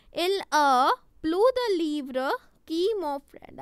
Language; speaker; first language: French; non-native, learner; Hindi